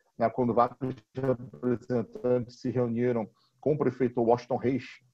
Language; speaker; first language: Portuguese; native; Portuguese